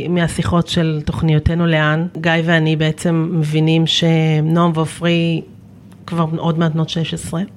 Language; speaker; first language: Hebrew; native; Hebrew